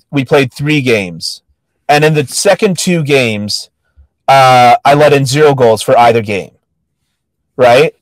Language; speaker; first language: English; native; English